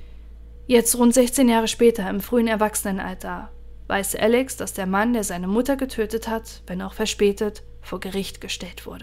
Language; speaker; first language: German; native; German